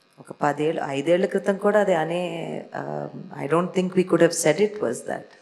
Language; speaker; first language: Telugu; native; Telugu